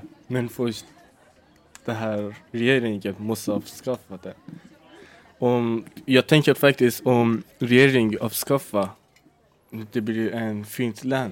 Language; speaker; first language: Swedish; non-native, learner; Persian